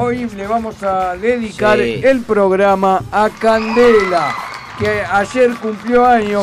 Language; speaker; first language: Spanish; native; Spanish